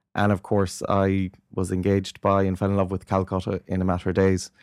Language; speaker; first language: English; native; English